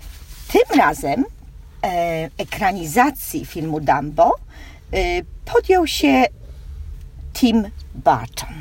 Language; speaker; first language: Polish; native; Polish